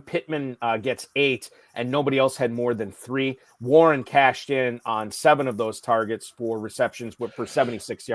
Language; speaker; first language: English; native; English